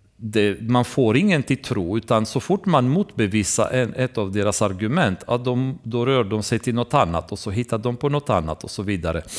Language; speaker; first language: Swedish; non-native, fluent; Romanian